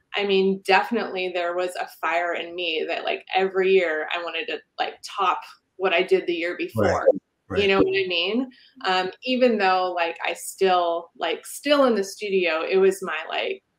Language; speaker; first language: English; native; English